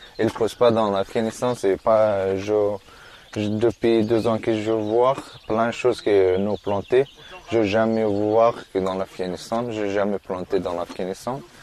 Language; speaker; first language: French; non-native, learner; Persian